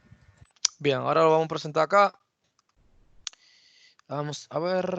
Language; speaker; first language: Spanish; native; Spanish